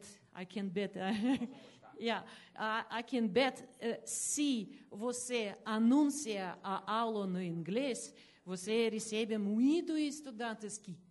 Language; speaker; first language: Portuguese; non-native, learner; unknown